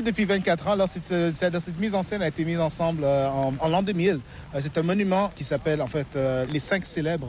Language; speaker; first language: French; native; French